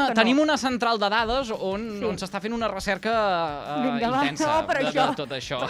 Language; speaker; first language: Catalan; native; Catalan